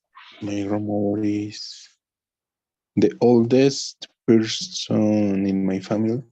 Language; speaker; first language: English; non-native, learner; Spanish